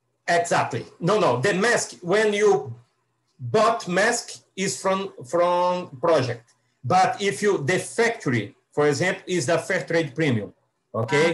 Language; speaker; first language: English; non-native, learner; Portuguese